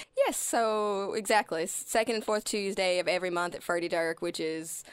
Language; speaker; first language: English; native; English